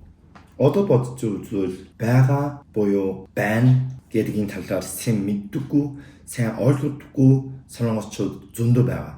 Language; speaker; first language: Mongolian; non-native, learner; Korean